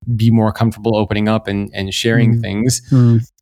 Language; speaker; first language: English; native; English